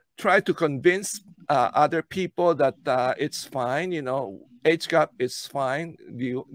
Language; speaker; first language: English; non-native, local second language; Filipino